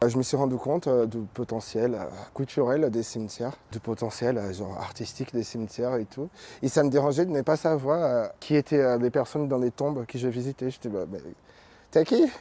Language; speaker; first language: French; non-native, fluent; Portuguese